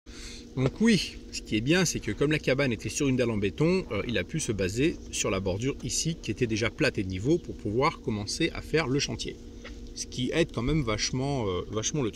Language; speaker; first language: French; native; French